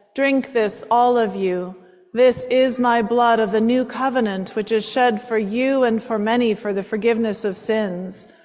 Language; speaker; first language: English; native; English